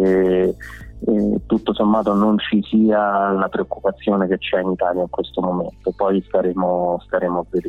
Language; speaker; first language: Italian; native; Italian